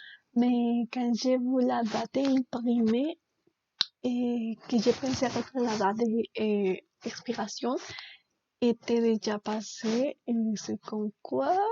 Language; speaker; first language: French; non-native, learner; Spanish